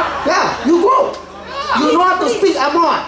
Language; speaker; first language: English; non-native, local second language; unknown